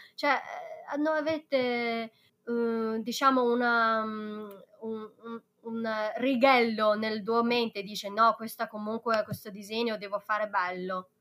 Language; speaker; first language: Italian; non-native, fluent; Chinese